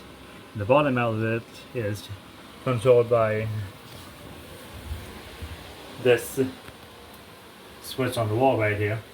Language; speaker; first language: English; native; English